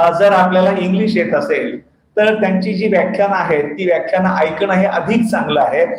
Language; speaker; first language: Marathi; non-native, fluent; English